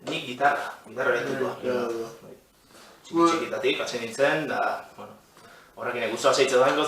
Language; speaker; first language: Basque; native; Basque